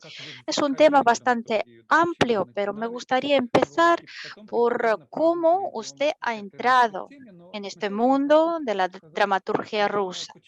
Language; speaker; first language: Spanish; non-native, fluent; Russian